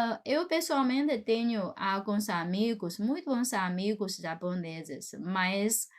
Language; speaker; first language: Portuguese; non-native, fluent; Chinese